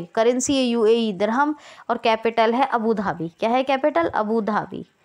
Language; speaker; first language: Hindi; native; Hindi